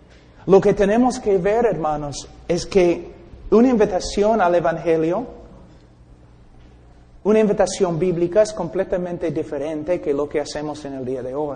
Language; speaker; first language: Spanish; non-native, fluent; English